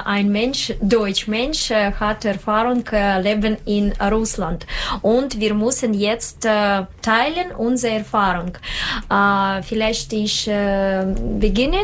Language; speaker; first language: German; non-native, learner; Russian